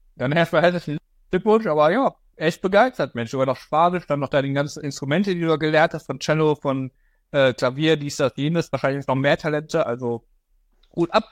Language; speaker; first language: German; native; German